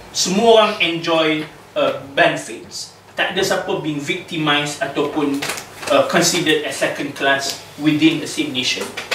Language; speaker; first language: English; non-native, local second language; Malay